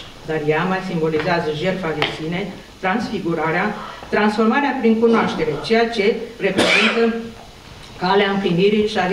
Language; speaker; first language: Romanian; native; Romanian